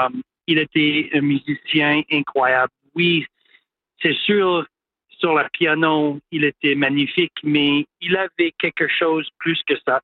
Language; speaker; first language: French; non-native, local second language; English